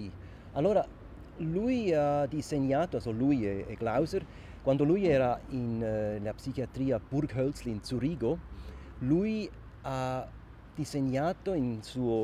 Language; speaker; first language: Italian; non-native, local second language; German